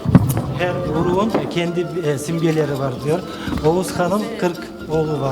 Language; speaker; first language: Turkish; non-native, fluent; Kyrgyz